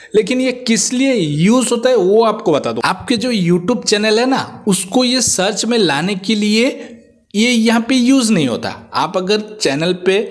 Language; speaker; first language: Hindi; non-native, local second language; Odia